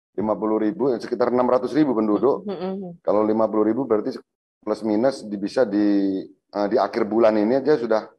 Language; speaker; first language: Indonesian; native; Indonesian